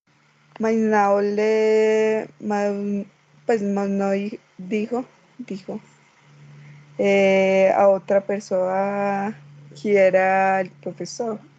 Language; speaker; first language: Portuguese; non-native, learner; Spanish